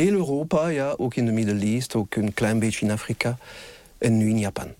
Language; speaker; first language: Dutch; non-native, local second language; French